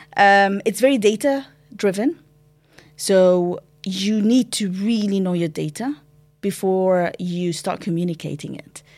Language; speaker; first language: English; non-native, fluent; Arabic